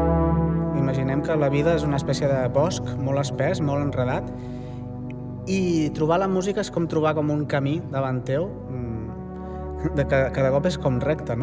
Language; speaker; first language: Catalan; native; Catalan